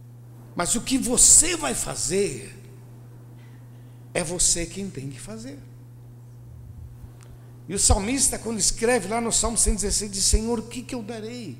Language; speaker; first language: Portuguese; native; Portuguese